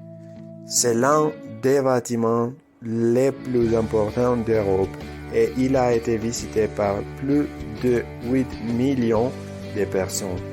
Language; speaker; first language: French; non-native, learner; Spanish